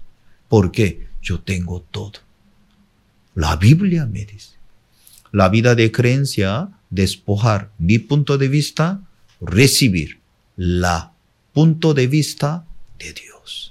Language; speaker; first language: Spanish; non-native, fluent; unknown